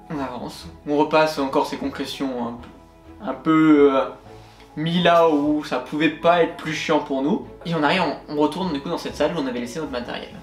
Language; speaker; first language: French; native; French